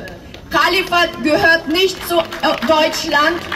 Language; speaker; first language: German; non-native, fluent; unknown